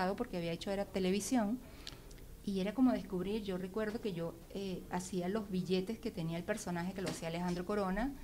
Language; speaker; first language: Spanish; native; Spanish